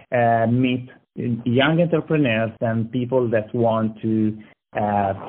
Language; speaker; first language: English; non-native, learner; Italian